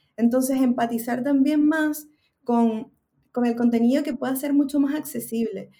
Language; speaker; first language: Spanish; native; Spanish